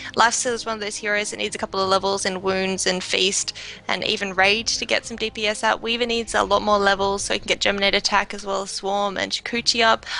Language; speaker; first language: English; native; English